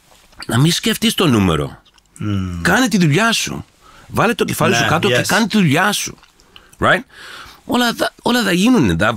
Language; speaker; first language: Greek; early bilingual, heritage; Greek